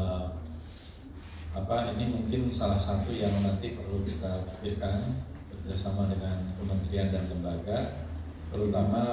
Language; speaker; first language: Indonesian; native; Indonesian